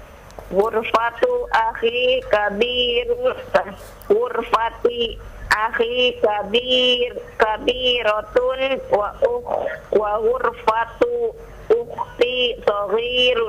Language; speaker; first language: Arabic; non-native, learner; Indonesian